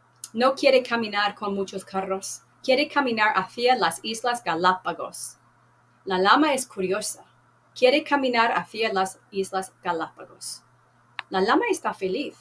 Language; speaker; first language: Spanish; non-native, fluent; English